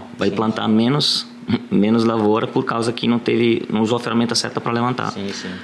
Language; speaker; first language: Portuguese; non-native, fluent; Italian